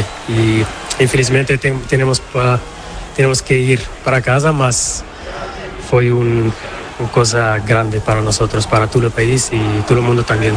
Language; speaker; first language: Spanish; non-native, learner; Portuguese